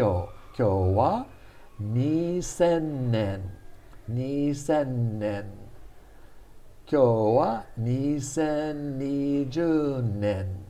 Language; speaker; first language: Japanese; non-native, fluent; English